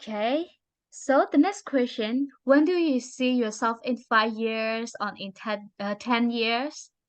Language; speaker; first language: English; non-native, learner; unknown